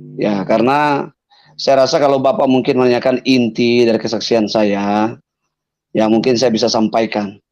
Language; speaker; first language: Indonesian; native; Indonesian